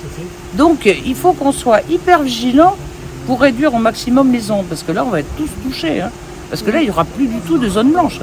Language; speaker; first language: French; native; French